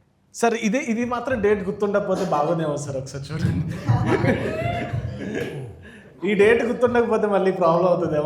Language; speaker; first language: Telugu; native; Telugu